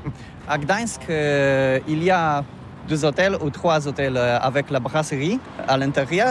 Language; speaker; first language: French; non-native, learner; Polish